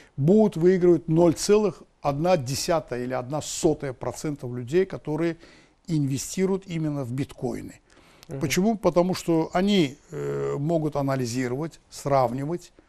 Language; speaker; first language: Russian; non-native, local second language; Azerbaijani